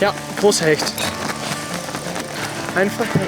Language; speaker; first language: German; non-native, learner; Dutch